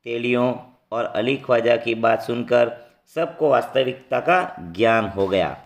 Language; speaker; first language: Hindi; non-native, local second language; Gujarati